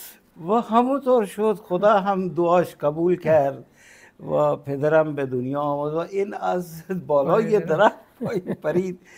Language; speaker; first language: Persian; non-native, fluent; Punjabi